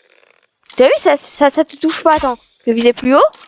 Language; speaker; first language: French; native; French